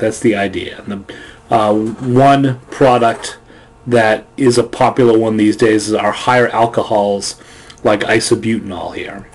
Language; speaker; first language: English; native; English